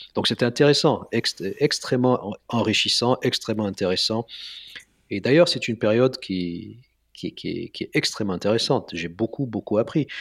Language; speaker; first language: French; non-native, local second language; Arabic